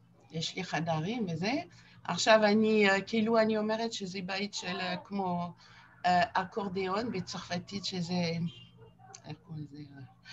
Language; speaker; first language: Hebrew; non-native, fluent; French